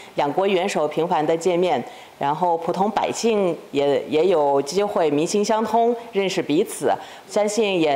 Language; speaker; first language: Chinese; non-native, fluent; Kazakh